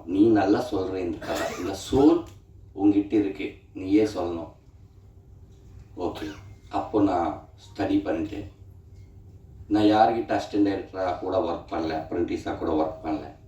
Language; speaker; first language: Tamil; non-native, learner; Telugu